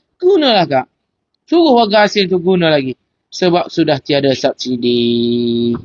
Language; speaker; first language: Malay; native; Malay